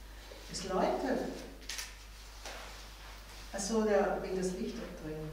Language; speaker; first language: German; native; German